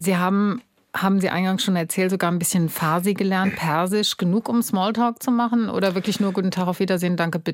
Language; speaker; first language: German; native; German